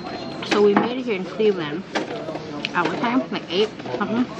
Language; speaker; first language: English; non-native, learner; Thai